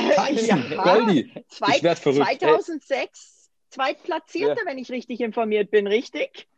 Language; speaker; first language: German; native; German